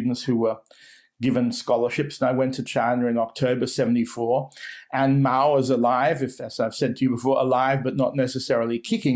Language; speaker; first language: English; native; English